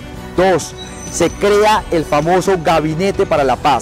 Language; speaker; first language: Spanish; native; Spanish